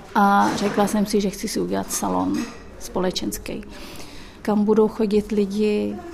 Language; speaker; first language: Czech; native; Czech